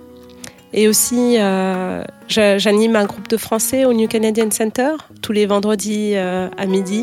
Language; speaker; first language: French; native; French